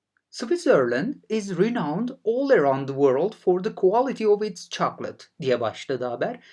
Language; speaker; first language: English; non-native, fluent; Turkish